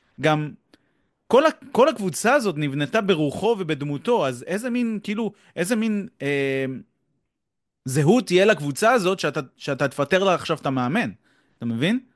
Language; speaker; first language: Hebrew; native; Hebrew